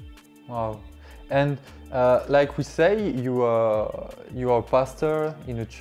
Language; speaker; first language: English; non-native, learner; French